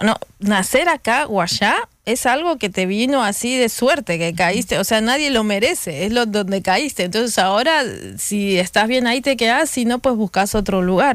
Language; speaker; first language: Spanish; native; Spanish